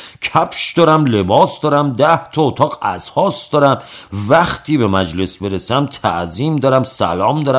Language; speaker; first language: Persian; native; Persian